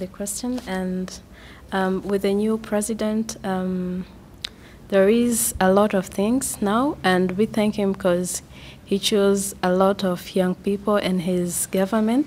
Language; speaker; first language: English; non-native, local second language; Swahili